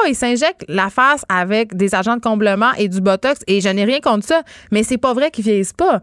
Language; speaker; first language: French; native; French